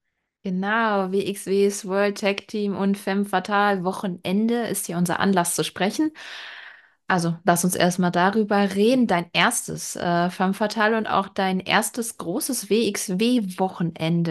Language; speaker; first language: German; native; German